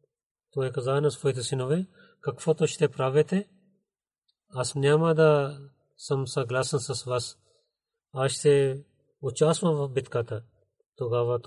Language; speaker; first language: Bulgarian; non-native, fluent; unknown